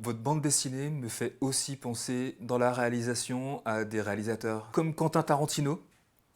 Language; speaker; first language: French; native; French